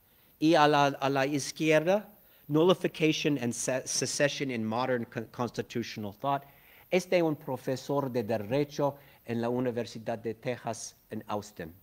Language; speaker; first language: Spanish; non-native, fluent; English